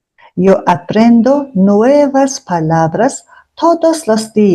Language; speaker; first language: Spanish; non-native, fluent; Mongolian